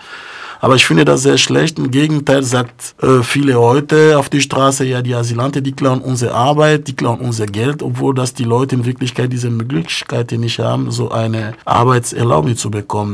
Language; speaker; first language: German; non-native, fluent; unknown